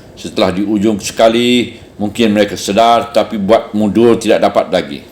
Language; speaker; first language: Malay; native; Malay